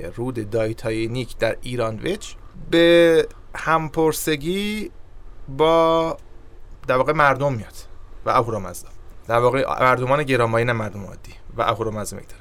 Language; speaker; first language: Persian; native; Persian